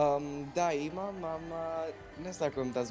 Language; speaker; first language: Macedonian; non-native, local second language; Albanian